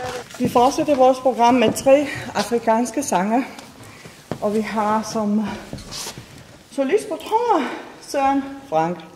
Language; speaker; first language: Danish; non-native, fluent; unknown